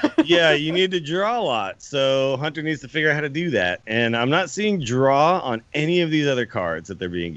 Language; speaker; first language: English; native; English